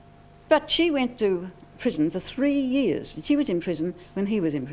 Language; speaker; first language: English; native; English